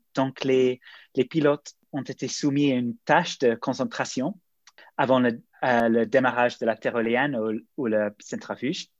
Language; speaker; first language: French; non-native, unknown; English